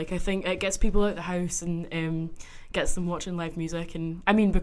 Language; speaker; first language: English; native; English